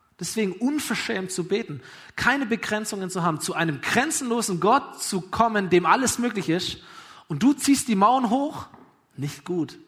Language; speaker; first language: German; native; German